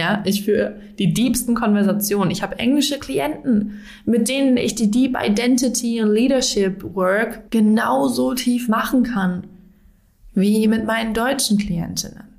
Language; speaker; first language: German; native; German